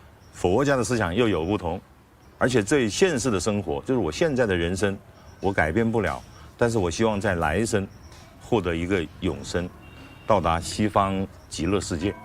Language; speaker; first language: Chinese; native; Chinese